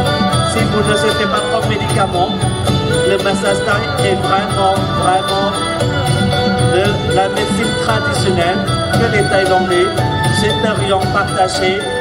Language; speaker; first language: French; non-native, fluent; Thai